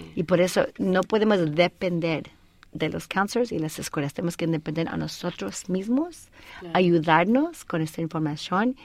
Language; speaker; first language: Spanish; early bilingual, heritage; Spanish